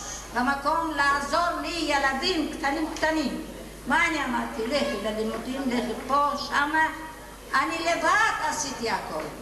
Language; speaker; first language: Hebrew; non-native, learner; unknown